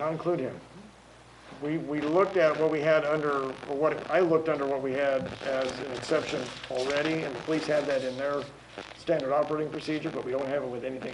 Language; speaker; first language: English; native; English